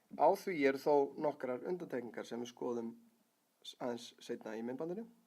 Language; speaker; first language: Icelandic; native; Icelandic